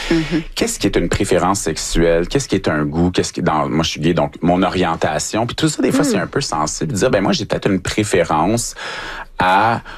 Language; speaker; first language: French; native; French